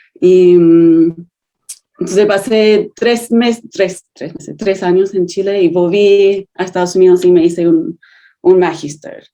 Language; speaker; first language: Spanish; non-native, fluent; English